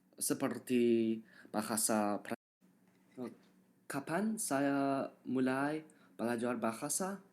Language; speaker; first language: Indonesian; non-native, learner; English